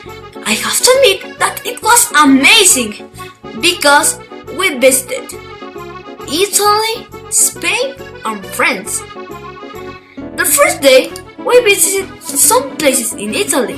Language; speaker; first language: English; non-native, learner; Spanish